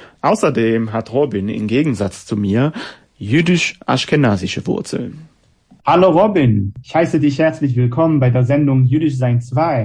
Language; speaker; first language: German; non-native, fluent; Hebrew